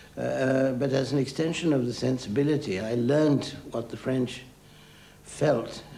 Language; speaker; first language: English; native; English